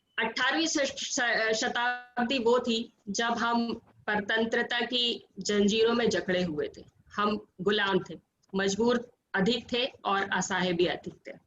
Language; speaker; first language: Hindi; native; Hindi